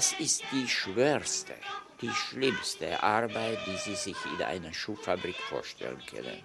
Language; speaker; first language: German; non-native, fluent; Czech